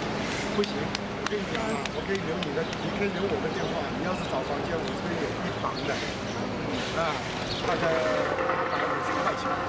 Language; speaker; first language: Chinese; native; Chinese